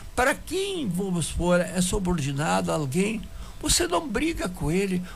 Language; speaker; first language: Portuguese; non-native, local second language; German